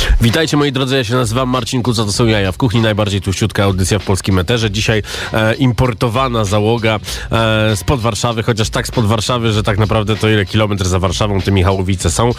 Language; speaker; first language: Polish; native; Polish